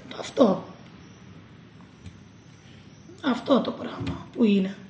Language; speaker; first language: Greek; non-native, local second language; Arabic